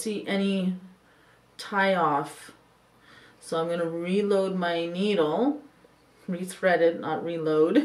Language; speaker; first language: English; native; English